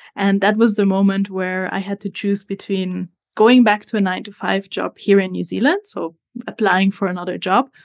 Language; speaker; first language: English; non-native, fluent; Italian